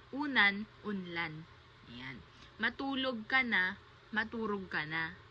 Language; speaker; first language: Filipino; native; Filipino